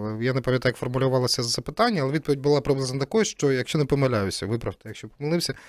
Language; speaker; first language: Ukrainian; native; Ukrainian